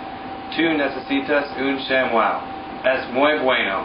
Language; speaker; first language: Spanish; non-native, learner; English